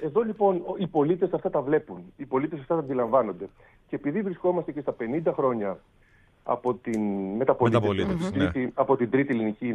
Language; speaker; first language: Greek; native; Greek